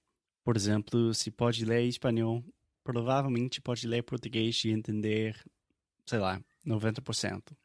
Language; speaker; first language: Portuguese; non-native, fluent; English